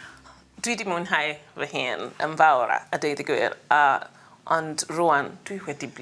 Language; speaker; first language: Welsh; non-native, learner; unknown